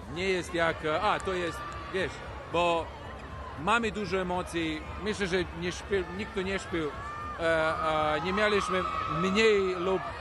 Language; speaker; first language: Polish; non-native, learner; Serbian